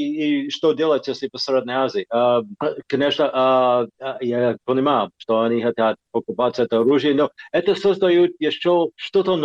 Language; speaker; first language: Russian; non-native, fluent; English